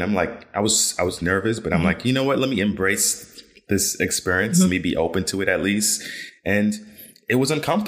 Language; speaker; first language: English; native; English